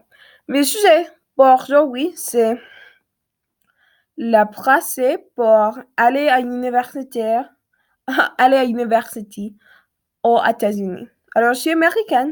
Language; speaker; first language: French; non-native, learner; English